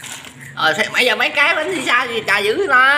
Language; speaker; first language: Vietnamese; native; Vietnamese